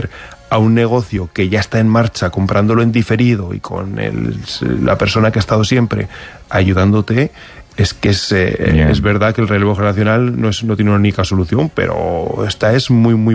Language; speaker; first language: Spanish; native; Spanish